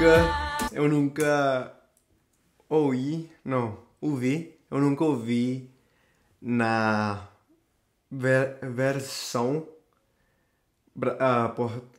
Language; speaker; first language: Portuguese; non-native, learner; Spanish